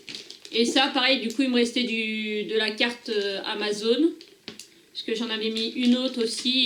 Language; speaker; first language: French; native; French